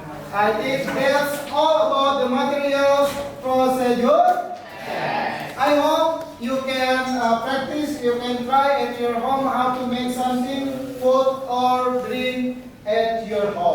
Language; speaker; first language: English; non-native, learner; Indonesian